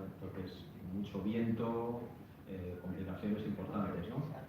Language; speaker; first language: Spanish; native; Spanish